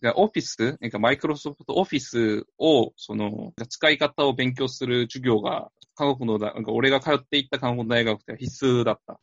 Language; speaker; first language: Japanese; non-native, fluent; Korean